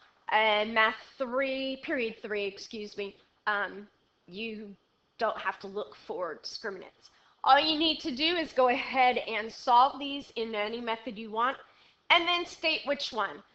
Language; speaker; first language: English; native; English